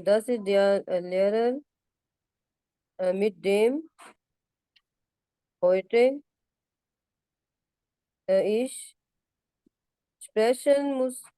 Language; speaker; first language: German; non-native, learner; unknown